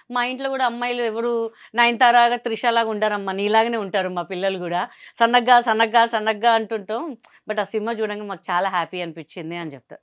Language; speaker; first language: Telugu; non-native, local second language; Hindi